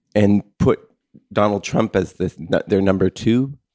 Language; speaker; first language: English; native; English